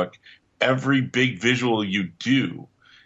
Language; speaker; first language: English; native; English